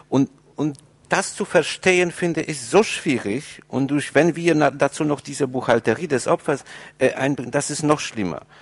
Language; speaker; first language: German; non-native, fluent; Polish